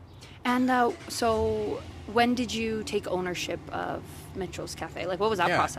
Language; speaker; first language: English; native; English